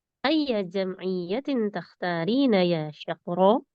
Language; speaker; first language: Arabic; non-native, learner; Indonesian